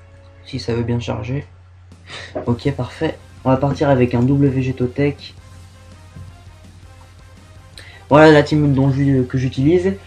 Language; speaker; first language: French; native; French